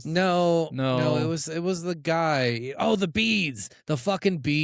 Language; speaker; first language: English; native; English